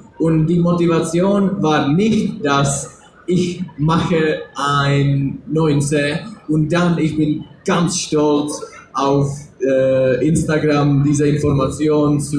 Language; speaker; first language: German; non-native, learner; Czech